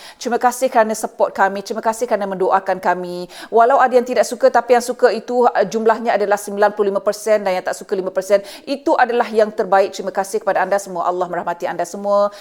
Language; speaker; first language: Malay; native; Malay